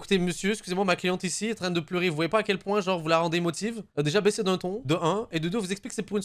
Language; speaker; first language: French; native; French